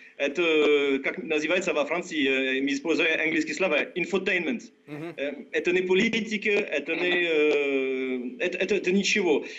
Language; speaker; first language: Russian; non-native, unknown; French